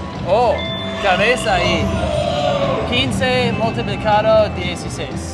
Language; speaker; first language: Spanish; non-native, learner; English